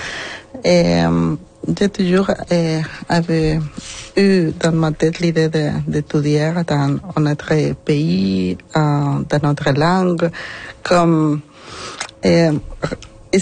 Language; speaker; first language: French; non-native, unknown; Spanish